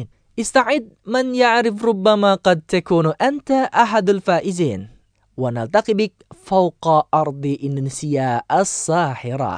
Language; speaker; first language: Arabic; non-native, fluent; Indonesian